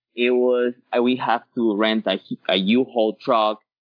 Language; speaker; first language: English; early bilingual, other home language; Spanish